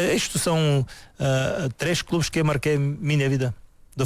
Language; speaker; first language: Portuguese; non-native, learner; Bulgarian